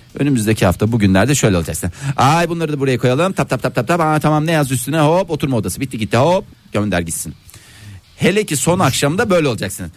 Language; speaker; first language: Turkish; native; Turkish